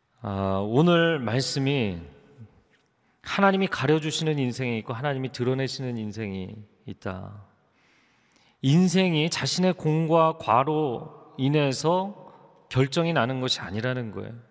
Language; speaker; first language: Korean; native; Korean